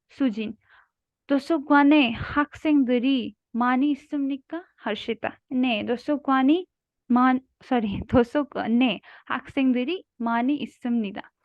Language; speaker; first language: Korean; non-native, learner; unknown